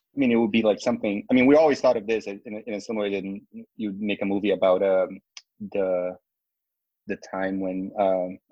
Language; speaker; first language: English; non-native, fluent; Portuguese